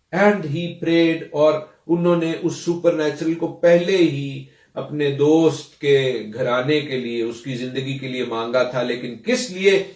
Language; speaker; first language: Urdu; non-native, local second language; Punjabi